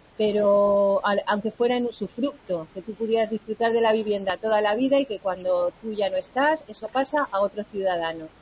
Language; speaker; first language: Spanish; native; Spanish